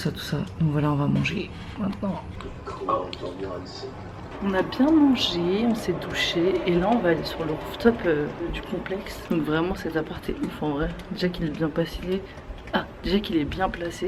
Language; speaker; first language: French; native; French